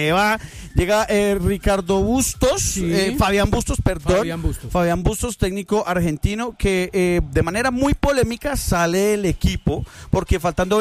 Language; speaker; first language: Spanish; native; Spanish